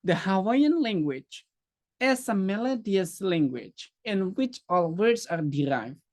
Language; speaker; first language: English; non-native, fluent; Indonesian